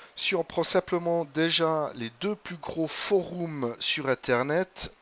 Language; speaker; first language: French; native; French